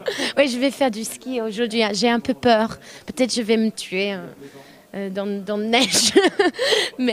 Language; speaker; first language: French; non-native, learner; English